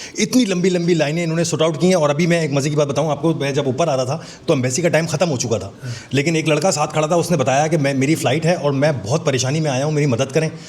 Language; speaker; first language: Urdu; native; Urdu